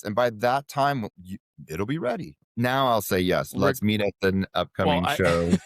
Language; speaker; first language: English; native; English